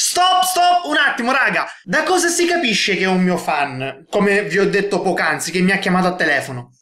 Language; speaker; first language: Italian; native; Italian